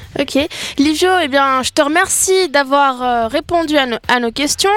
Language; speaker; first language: French; native; French